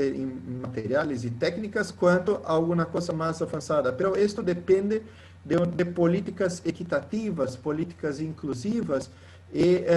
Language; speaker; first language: Spanish; non-native, learner; Portuguese